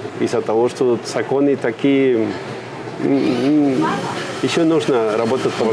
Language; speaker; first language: Russian; non-native, fluent; Spanish